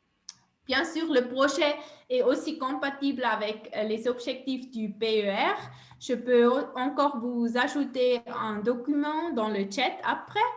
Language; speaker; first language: French; non-native, local second language; German